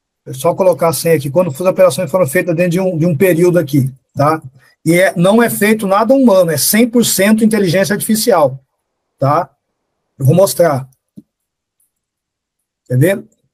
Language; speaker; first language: Portuguese; native; Portuguese